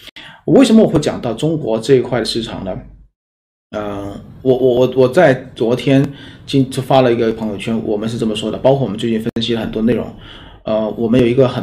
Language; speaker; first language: Chinese; native; Chinese